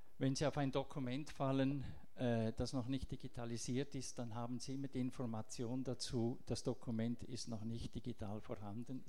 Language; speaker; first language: German; non-native, local second language; Italian